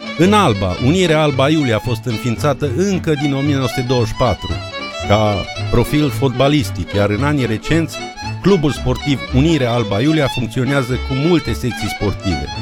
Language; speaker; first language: Romanian; native; Romanian